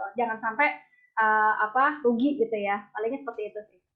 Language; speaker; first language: Indonesian; native; Indonesian